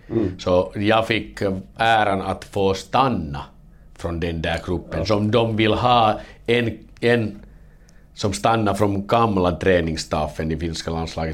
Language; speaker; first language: Swedish; non-native, learner; Finnish